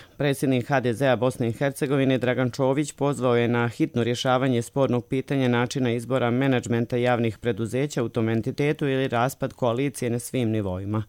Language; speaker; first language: Croatian; native; Croatian